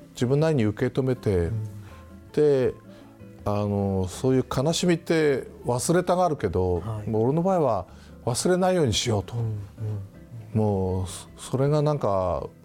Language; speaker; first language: Japanese; native; Japanese